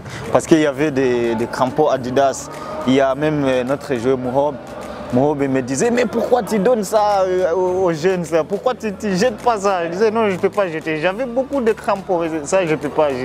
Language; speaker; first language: French; non-native, local second language; Rundi